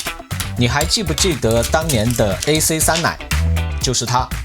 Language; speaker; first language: Chinese; native; Chinese